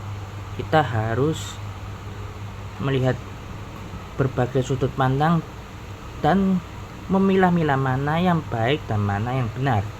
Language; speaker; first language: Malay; non-native, local second language; Javanese